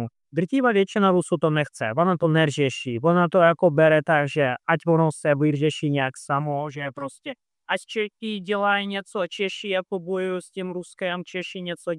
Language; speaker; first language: Czech; non-native, fluent; Russian